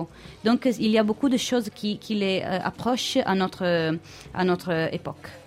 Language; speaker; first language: French; non-native, fluent; Italian